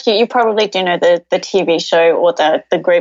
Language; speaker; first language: English; native; English